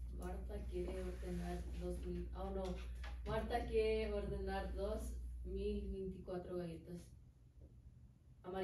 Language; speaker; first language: Spanish; non-native, learner; English